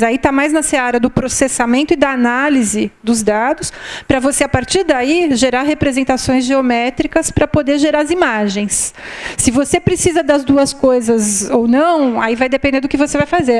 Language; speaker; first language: Portuguese; native; Portuguese